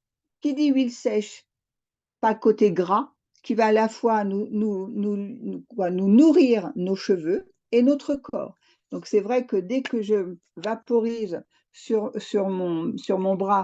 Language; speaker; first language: French; native; French